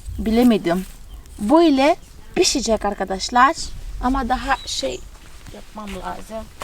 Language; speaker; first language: Turkish; non-native, fluent; Portuguese